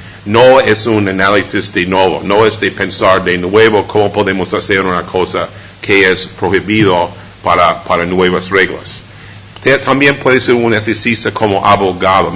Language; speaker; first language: Spanish; non-native, fluent; English